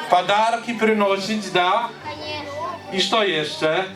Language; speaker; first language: Polish; non-native, learner; Belarusian